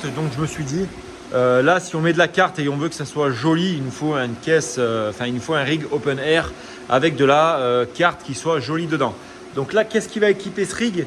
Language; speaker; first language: French; native; French